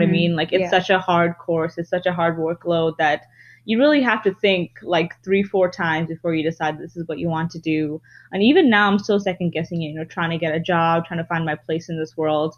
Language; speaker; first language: English; non-native, local second language; Bangla